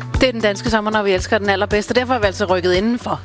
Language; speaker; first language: Danish; native; Danish